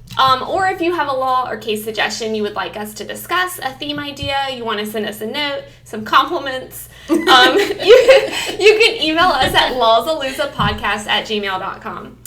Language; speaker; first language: English; native; English